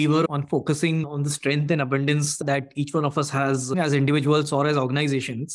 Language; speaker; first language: English; non-native, local second language; Hindi